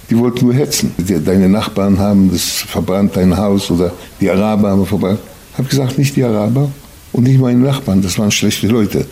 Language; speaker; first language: German; non-native, fluent; Hebrew